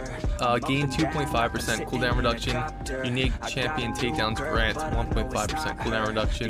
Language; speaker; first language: English; native; English